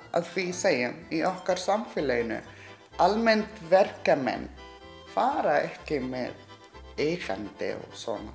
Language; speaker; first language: Icelandic; non-native, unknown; Arabic